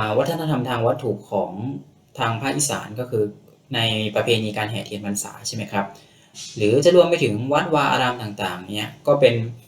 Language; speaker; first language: Thai; native; Thai